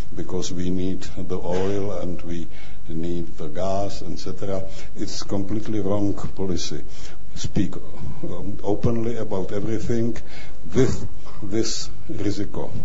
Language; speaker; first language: English; non-native, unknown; Czech